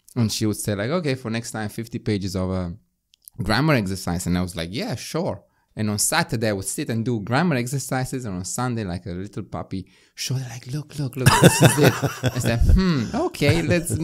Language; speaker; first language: English; non-native, fluent; Romanian